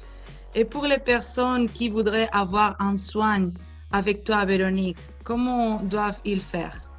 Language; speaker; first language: French; non-native, fluent; Spanish